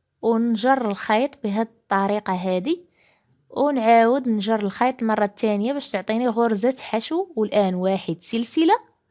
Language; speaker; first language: Arabic; native; Arabic